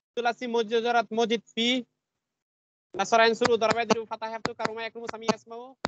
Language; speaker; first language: Arabic; non-native, learner; Bangla